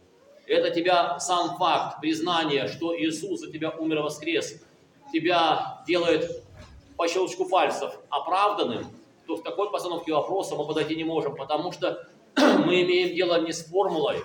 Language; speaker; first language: Russian; native; Russian